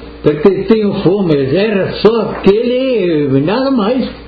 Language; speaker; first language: Portuguese; non-native, local second language; Italian